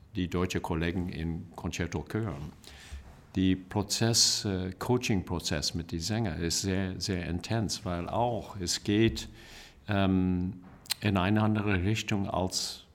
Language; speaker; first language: German; non-native, learner; English